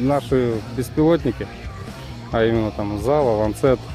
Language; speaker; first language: Russian; native; Russian